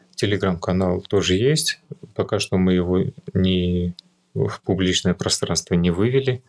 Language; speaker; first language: Russian; early bilingual, other home language; Armenian